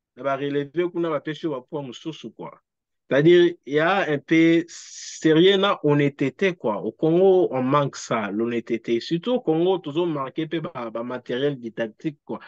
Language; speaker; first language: French; non-native, local second language; Lingala